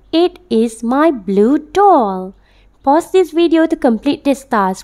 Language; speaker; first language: English; non-native, local second language; Malay